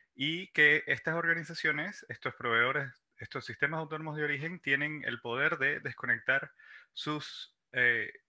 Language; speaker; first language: Spanish; native; Spanish